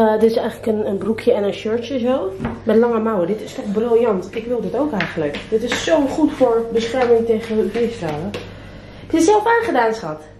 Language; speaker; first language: Dutch; early bilingual, other home language; Russian